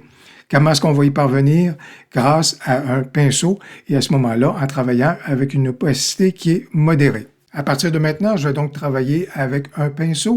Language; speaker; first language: French; native; French